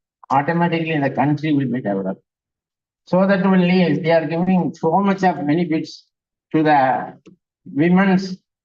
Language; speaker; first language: English; non-native, local second language; Tamil